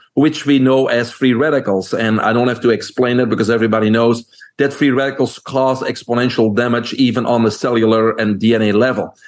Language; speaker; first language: English; non-native, fluent; French